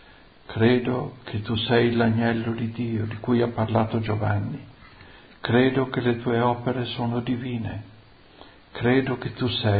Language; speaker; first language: Italian; native; Italian